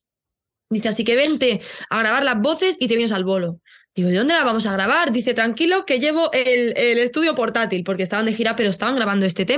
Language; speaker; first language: Spanish; native; Spanish